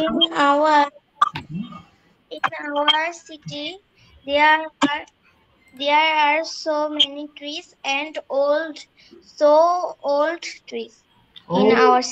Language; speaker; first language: English; non-native, learner; Bangla